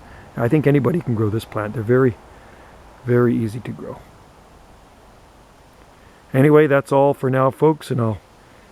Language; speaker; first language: English; native; English